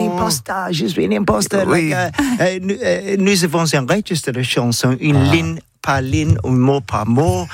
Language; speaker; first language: French; non-native, learner; English